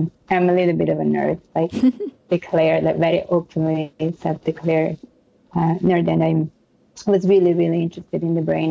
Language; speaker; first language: English; non-native, fluent; Italian